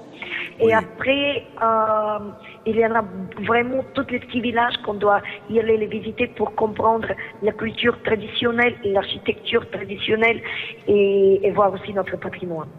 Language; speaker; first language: French; non-native, fluent; Greek